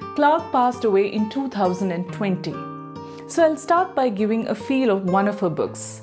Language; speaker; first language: English; non-native, local second language; Malayalam